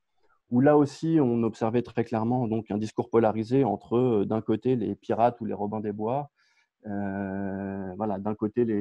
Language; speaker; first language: French; native; French